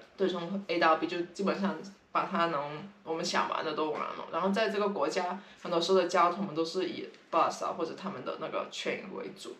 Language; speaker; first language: Chinese; non-native, local second language; Cantonese